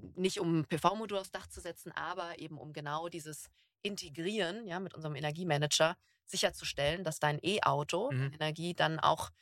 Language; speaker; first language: German; native; German